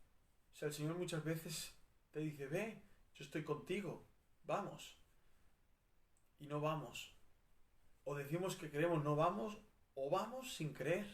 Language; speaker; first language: Spanish; native; Spanish